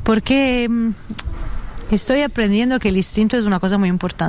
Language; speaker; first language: Spanish; non-native, fluent; Italian